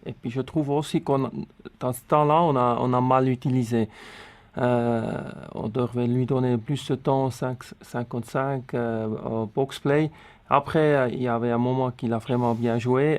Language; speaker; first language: French; non-native, local second language; Swiss German